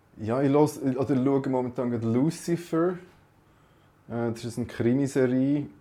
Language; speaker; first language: German; native; German